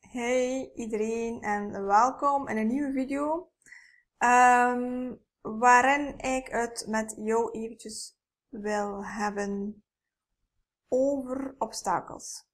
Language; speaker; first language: Dutch; native; Dutch